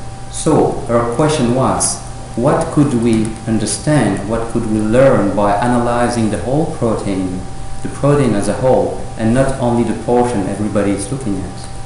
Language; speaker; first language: English; non-native, fluent; French